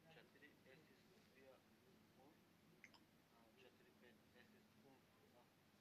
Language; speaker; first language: German; non-native, learner; Macedonian